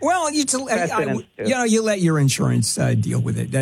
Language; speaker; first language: English; native; English